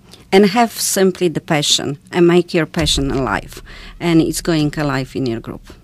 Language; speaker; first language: English; non-native, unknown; Polish